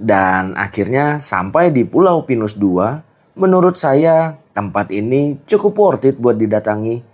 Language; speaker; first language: Indonesian; native; Indonesian